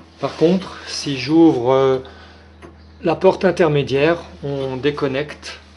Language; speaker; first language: French; native; French